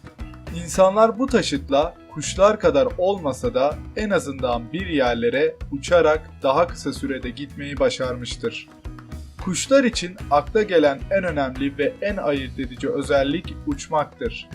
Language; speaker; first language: Turkish; native; Turkish